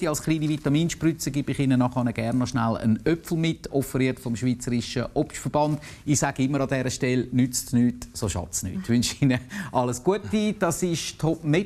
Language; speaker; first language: German; native; German